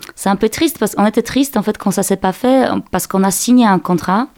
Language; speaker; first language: French; non-native, fluent; Polish